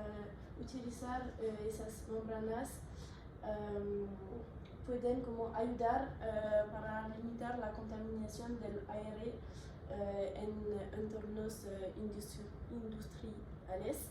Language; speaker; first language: Spanish; non-native, learner; French